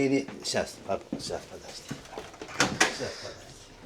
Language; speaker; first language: Russian; non-native, fluent; Uzbek